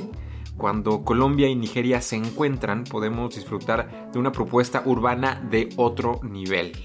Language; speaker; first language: Spanish; native; Spanish